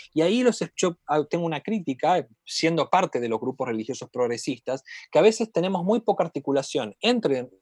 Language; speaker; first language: Spanish; native; Spanish